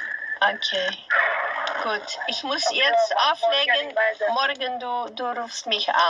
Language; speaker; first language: German; non-native, learner; Dutch